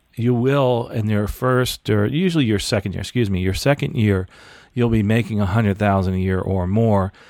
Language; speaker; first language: English; native; English